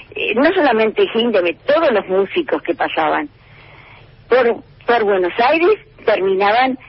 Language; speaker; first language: Spanish; native; Spanish